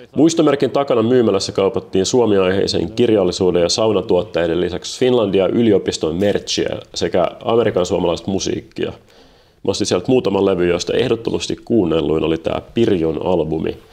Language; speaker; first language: Finnish; native; Finnish